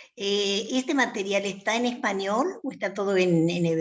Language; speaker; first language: Spanish; native; Spanish